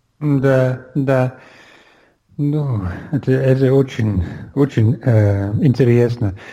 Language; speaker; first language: Russian; non-native, fluent; English